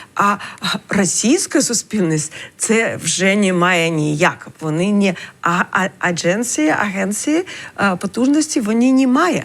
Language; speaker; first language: Ukrainian; non-native, learner; English